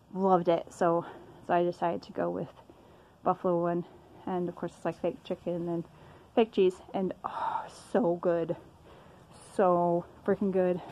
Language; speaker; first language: English; native; English